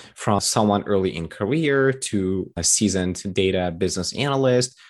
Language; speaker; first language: English; early bilingual, other home language; Tajik